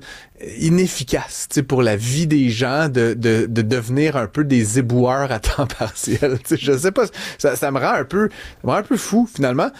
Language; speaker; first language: French; native; French